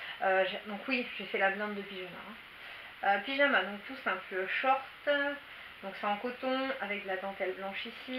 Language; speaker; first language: French; native; French